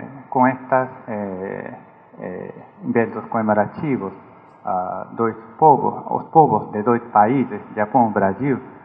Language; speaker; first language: Portuguese; non-native, fluent; Japanese